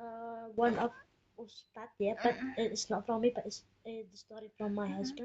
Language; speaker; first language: English; non-native, fluent; Indonesian